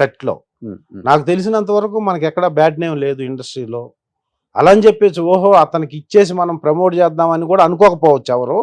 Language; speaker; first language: Telugu; native; Telugu